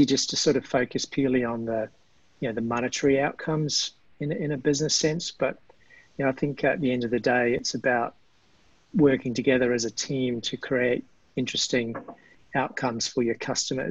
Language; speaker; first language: English; native; English